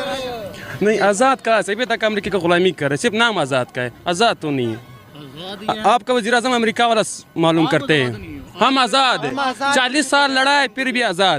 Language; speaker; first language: Hindi; non-native, fluent; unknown